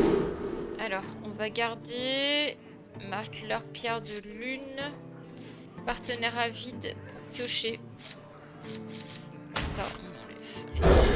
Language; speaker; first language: French; native; French